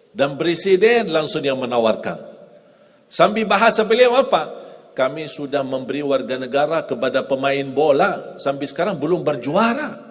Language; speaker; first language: Indonesian; non-native, fluent; Arabic